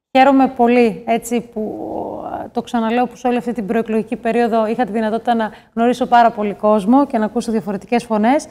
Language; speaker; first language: Greek; native; Greek